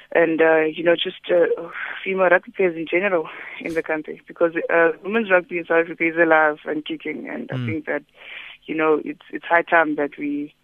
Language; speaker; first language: English; non-native, local second language; Xhosa